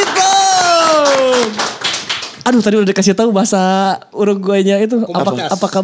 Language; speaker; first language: Indonesian; native; Indonesian